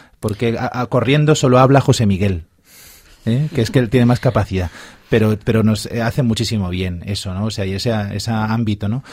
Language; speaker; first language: Spanish; native; Spanish